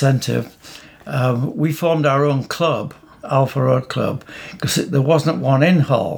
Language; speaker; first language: English; native; English